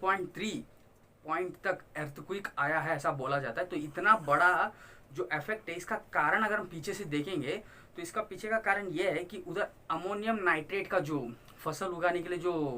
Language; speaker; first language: Hindi; non-native, local second language; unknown